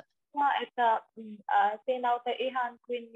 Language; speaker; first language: Finnish; non-native, learner; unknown